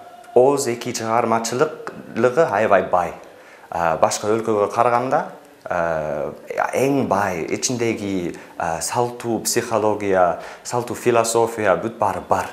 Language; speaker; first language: Kyrgyz; non-native, fluent; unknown